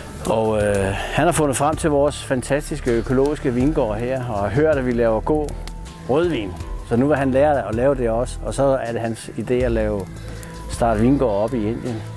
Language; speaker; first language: Danish; native; Danish